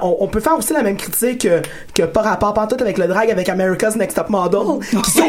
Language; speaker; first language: French; native; French